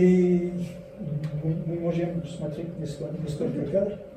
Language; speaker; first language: Russian; non-native, learner; French